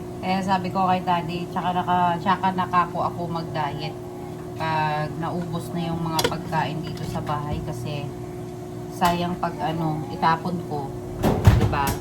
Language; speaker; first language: Filipino; non-native, local second language; Cebuano